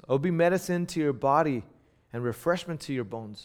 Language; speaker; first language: English; early bilingual, other home language; Spanish